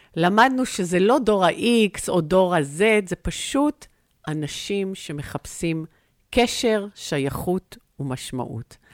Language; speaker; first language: Hebrew; native; Hebrew